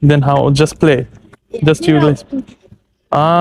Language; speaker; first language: English; non-native, learner; Bangla